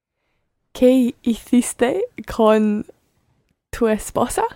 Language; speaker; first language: Spanish; non-native, learner; English